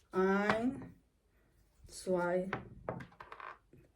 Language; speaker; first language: German; non-native, learner; Filipino